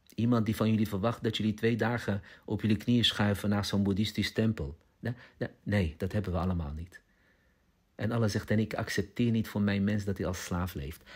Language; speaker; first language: Dutch; early bilingual, other home language; Arabic